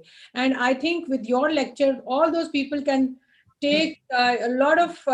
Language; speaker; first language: English; non-native, local second language; Hindi